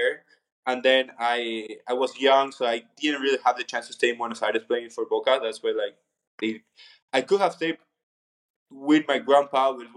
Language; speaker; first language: English; non-native, fluent; Spanish